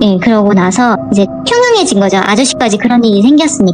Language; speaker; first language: Korean; native; Korean